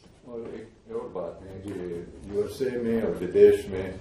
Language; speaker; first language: Hindi; non-native, fluent; English